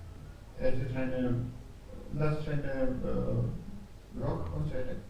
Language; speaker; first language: German; non-native, learner; Hindi